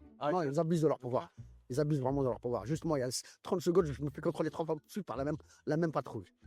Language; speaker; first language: French; early bilingual, other home language; Arabic